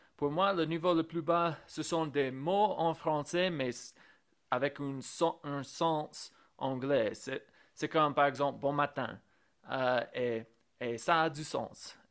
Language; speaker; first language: French; non-native, fluent; English